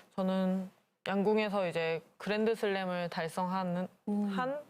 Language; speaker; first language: Korean; native; Korean